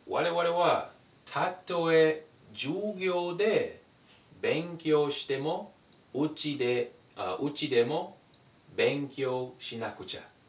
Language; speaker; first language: Japanese; non-native, fluent; English